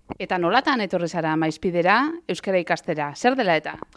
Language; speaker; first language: Basque; native; Basque